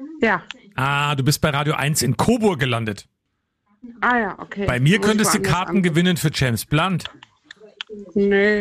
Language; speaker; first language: German; native; German